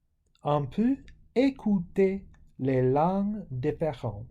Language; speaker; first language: French; non-native, fluent; English